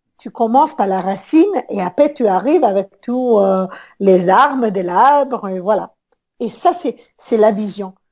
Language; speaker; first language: French; non-native, fluent; Italian